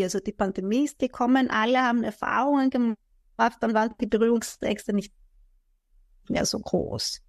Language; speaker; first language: German; non-native, fluent; Greek